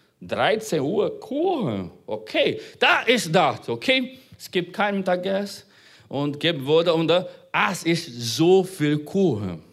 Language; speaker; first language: German; non-native, fluent; Portuguese